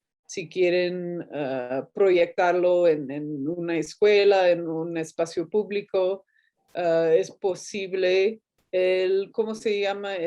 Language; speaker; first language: Spanish; non-native, fluent; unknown